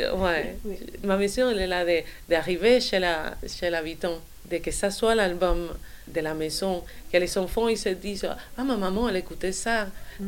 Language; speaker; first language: French; non-native, fluent; Spanish